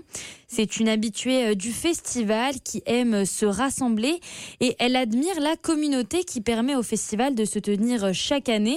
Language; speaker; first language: French; native; French